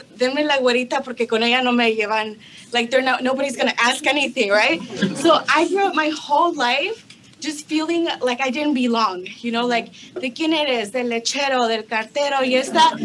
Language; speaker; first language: English; native; English